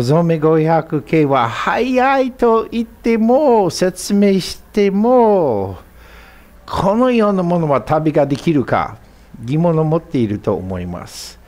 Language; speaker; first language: Japanese; non-native, fluent; English